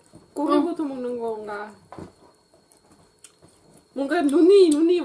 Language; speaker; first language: Korean; non-native, fluent; Dutch